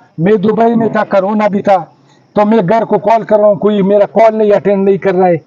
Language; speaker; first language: Urdu; non-native, local second language; Pashto